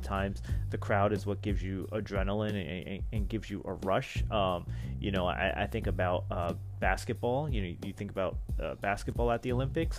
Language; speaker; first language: English; native; English